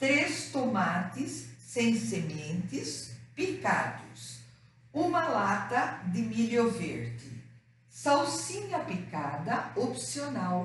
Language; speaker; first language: Portuguese; native; Portuguese